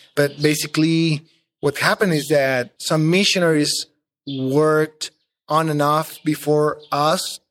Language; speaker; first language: English; non-native, fluent; Spanish